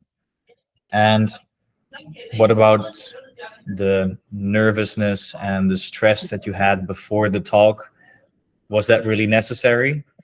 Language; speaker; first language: English; non-native, fluent; Dutch